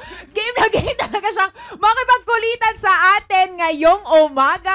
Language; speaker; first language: Filipino; native; Filipino